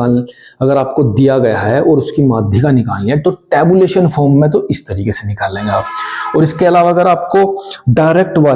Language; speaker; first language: Hindi; native; Hindi